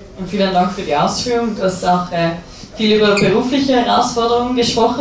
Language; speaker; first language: German; native; German